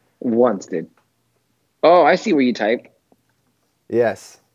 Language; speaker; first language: English; native; English